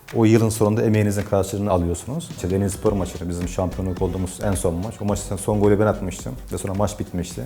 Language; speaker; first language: Turkish; native; Turkish